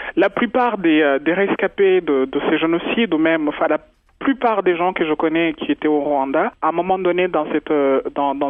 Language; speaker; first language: French; non-native, local second language; Kinyarwanda